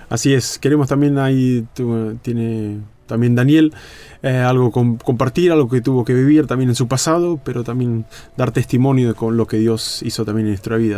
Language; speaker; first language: Spanish; native; Spanish